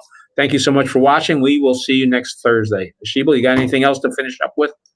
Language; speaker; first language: English; native; English